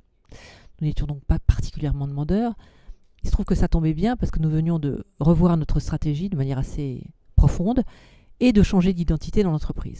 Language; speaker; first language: French; native; French